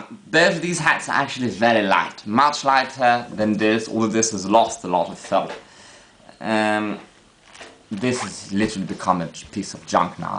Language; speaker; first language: English; non-native, fluent; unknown